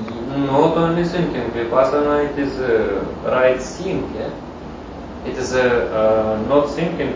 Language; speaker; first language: English; non-native, learner; Russian